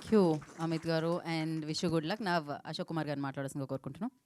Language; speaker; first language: Telugu; native; Telugu